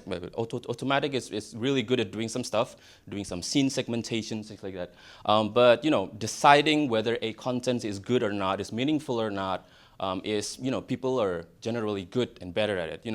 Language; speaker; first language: English; non-native, fluent; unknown